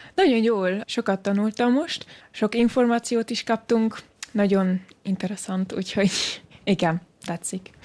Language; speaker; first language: Hungarian; early bilingual, heritage; Hungarian